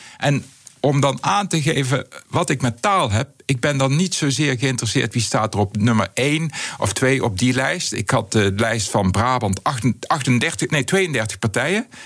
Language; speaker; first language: Dutch; native; Dutch